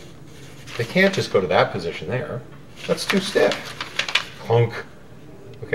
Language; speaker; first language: English; native; English